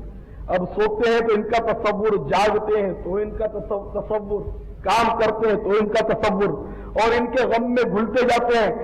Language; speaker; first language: Urdu; native; Urdu